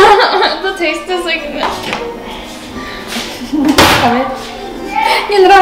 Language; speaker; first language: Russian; early bilingual, heritage; Russian